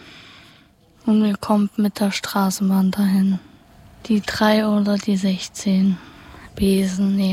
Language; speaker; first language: German; native; German